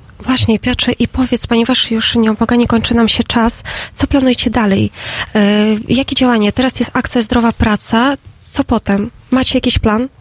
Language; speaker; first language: Polish; non-native, fluent; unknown